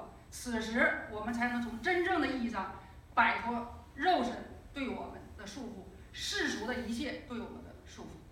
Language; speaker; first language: Chinese; native; Chinese